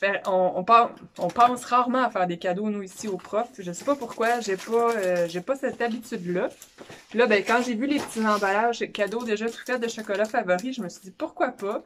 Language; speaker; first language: French; native; French